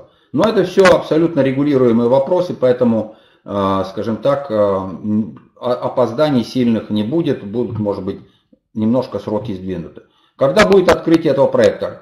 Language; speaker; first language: Russian; native; Russian